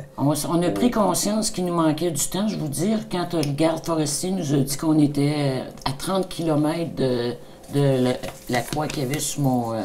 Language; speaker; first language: French; native; French